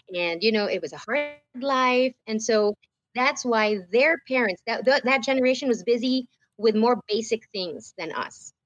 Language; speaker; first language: English; non-native, local second language; Filipino